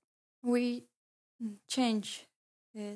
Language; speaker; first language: English; non-native, learner; Ingush